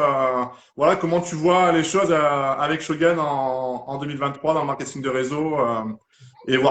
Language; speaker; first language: French; native; French